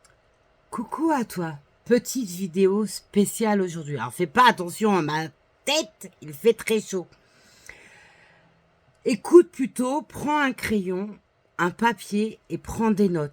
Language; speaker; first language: French; native; French